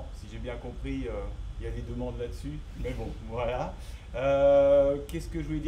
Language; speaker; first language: French; native; French